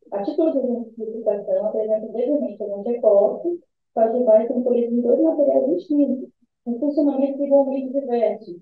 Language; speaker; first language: Portuguese; native; Portuguese